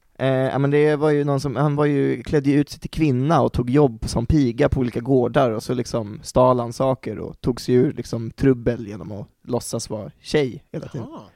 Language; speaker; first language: Swedish; native; Swedish